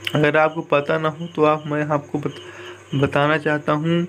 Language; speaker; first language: Hindi; native; Hindi